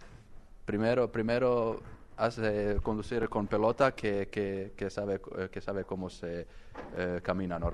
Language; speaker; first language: Spanish; non-native, learner; Croatian